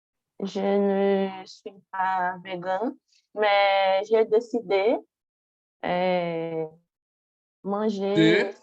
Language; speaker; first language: French; non-native, learner; Portuguese